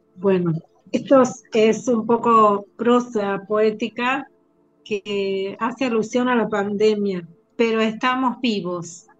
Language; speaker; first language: Spanish; native; Spanish